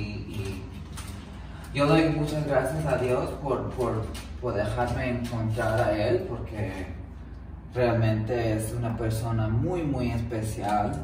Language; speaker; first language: Spanish; early bilingual, heritage; English